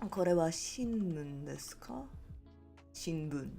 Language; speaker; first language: Japanese; non-native, learner; English